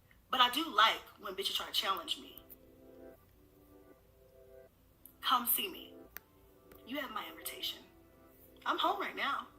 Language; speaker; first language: English; native; English